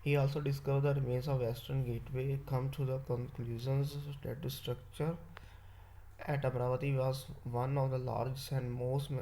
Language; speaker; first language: English; non-native, local second language; Punjabi